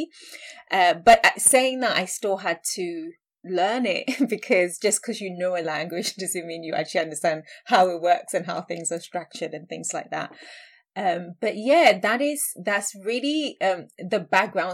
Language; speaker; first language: English; non-native, local second language; Akan